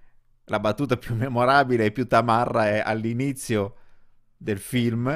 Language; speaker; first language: Italian; native; Italian